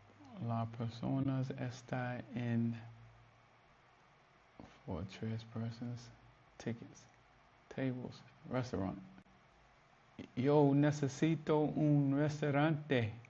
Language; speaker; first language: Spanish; non-native, learner; English